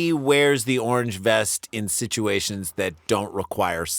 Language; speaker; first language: English; native; English